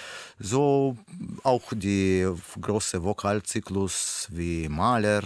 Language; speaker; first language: German; non-native, learner; Russian